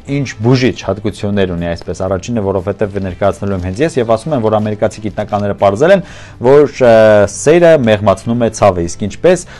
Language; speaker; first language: Armenian; native; Armenian